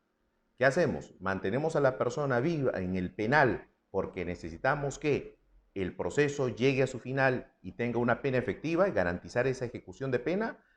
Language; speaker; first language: Spanish; native; Spanish